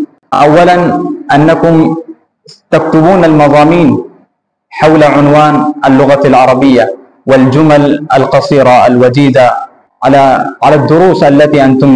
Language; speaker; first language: Arabic; non-native, fluent; Urdu